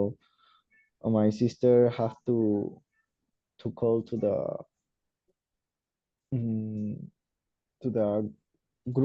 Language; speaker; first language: English; non-native, learner; Spanish